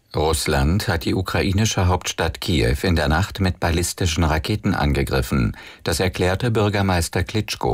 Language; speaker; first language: German; native; German